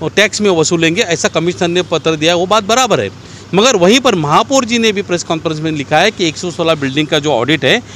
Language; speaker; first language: Hindi; non-native, local second language; Marathi